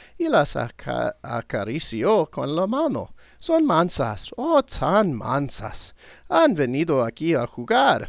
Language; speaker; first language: Spanish; non-native, learner; English